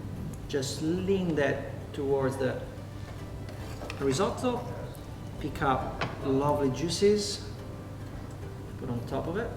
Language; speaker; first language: English; non-native, fluent; Italian